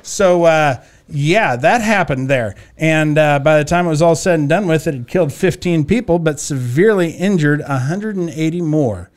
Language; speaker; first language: English; native; English